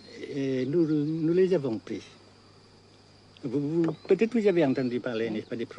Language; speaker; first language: French; non-native, local second language; Vietnamese